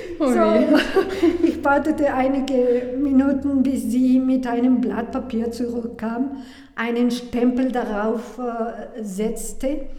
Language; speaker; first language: German; non-native, learner; Spanish